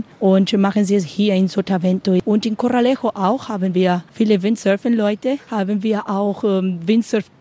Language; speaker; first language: German; non-native, learner; Spanish